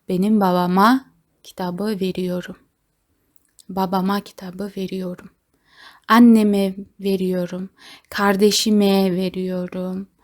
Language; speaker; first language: Turkish; non-native, fluent; Kazakh